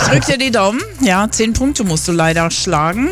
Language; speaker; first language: German; native; German